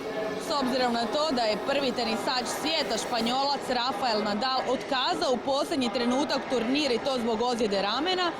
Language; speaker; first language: Croatian; native; Croatian